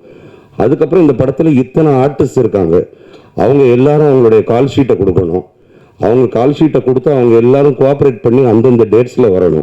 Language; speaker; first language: Tamil; native; Tamil